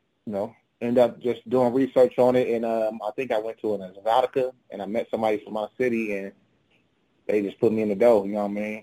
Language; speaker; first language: English; native; English